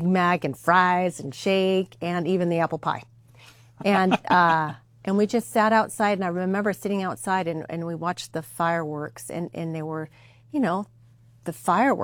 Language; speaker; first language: English; early bilingual, other home language; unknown